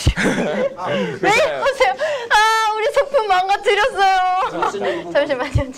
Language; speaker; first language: Korean; native; Korean